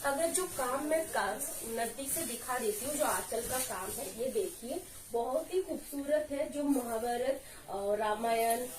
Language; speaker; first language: Hindi; non-native, local second language; Bangla